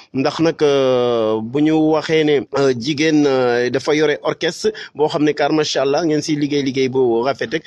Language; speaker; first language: Wolof; non-native, local second language; Serer